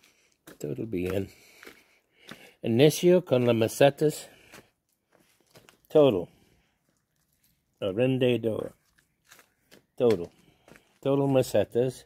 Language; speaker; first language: Spanish; non-native, learner; English